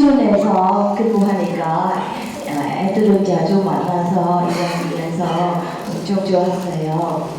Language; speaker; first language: Korean; non-native, learner; Vietnamese